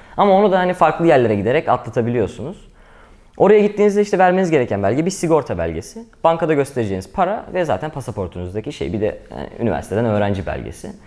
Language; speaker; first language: Turkish; native; Turkish